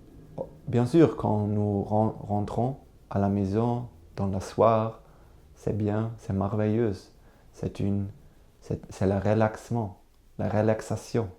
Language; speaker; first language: French; non-native, learner; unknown